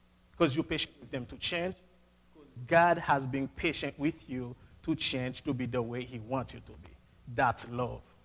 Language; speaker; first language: English; non-native, fluent; Haitian Creole